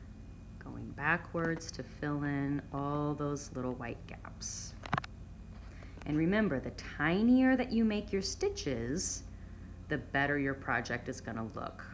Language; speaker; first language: English; native; English